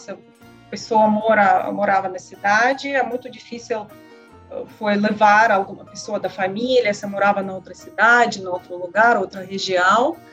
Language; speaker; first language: Portuguese; non-native, learner; Russian